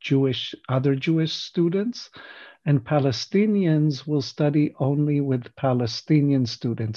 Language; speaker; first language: English; non-native, fluent; Hebrew